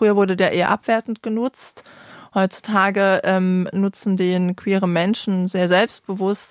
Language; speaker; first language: German; native; German